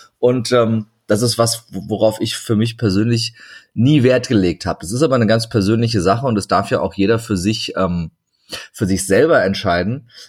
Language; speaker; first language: German; early bilingual, other home language; Turkish